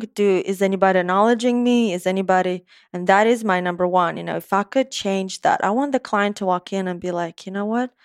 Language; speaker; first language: English; non-native, fluent; Romanian